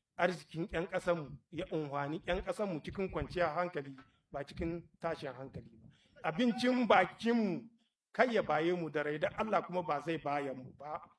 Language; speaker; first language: Hausa; native; Hausa